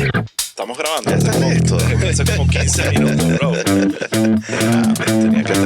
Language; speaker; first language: Spanish; native; Spanish